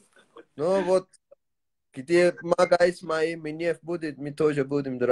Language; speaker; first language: Russian; non-native, learner; Tajik